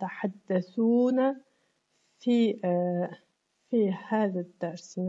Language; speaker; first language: Arabic; non-native, fluent; Kyrgyz